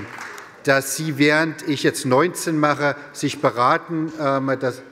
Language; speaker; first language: German; native; German